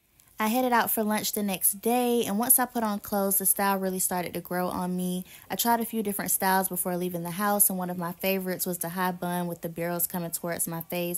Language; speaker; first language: English; native; English